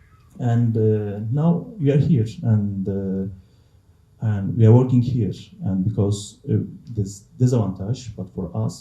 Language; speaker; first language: English; non-native, learner; Kurdish